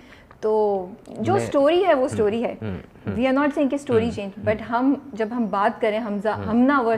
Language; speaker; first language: Urdu; native; Urdu